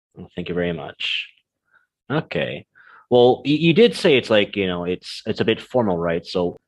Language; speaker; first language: English; native; English